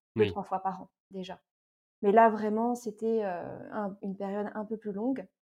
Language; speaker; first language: French; native; French